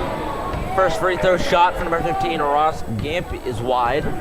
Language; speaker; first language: English; native; English